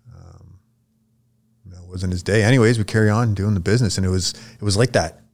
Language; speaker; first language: English; native; English